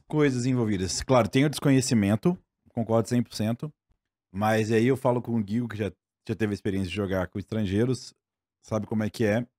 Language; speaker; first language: Portuguese; native; Portuguese